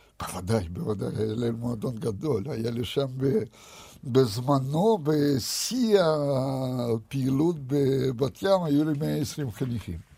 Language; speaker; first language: Hebrew; non-native, fluent; Russian